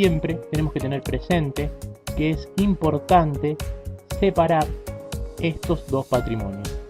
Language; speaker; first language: Spanish; native; Spanish